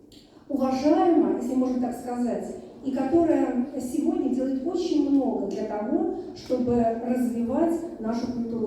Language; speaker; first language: Russian; native; Russian